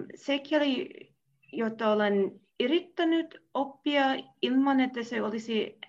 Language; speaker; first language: Finnish; non-native, fluent; English